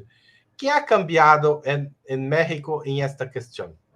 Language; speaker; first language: Spanish; non-native, fluent; Portuguese